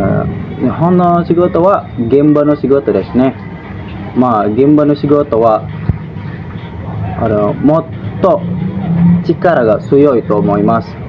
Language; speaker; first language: Japanese; non-native, learner; Indonesian